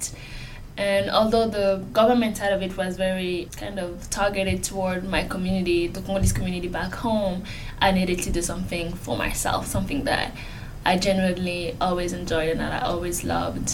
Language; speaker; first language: English; non-native, fluent; French